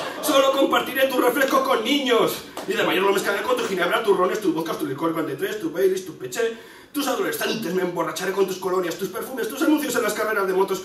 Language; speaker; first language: Spanish; native; Spanish